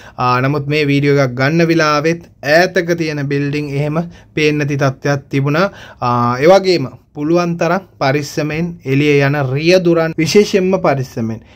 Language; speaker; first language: Sinhala; non-native, local second language; Tamil